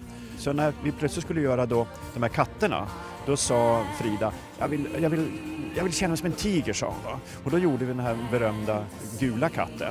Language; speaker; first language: Swedish; native; Swedish